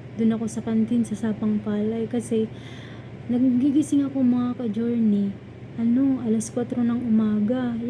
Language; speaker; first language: Filipino; non-native, local second language; Waray